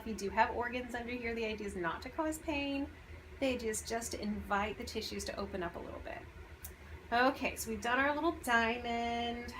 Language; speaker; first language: English; native; English